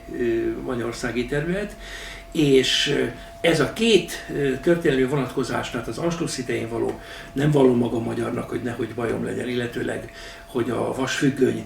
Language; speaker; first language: Hungarian; native; Hungarian